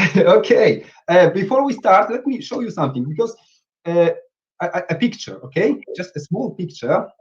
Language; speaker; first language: English; non-native, fluent; Polish